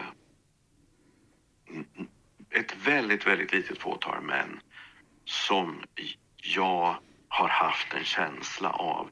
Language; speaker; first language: Swedish; native; Swedish